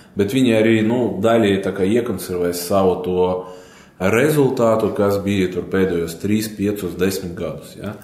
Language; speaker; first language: Latvian; non-native, local second language; Russian